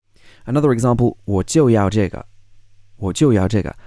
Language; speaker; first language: Chinese; non-native, fluent; English